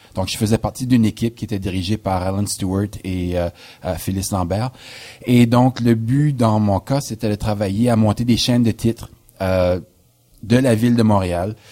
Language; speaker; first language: French; native; French